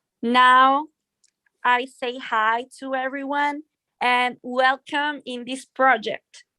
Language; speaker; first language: English; non-native, fluent; Italian